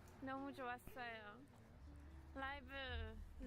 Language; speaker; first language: Korean; non-native, fluent; French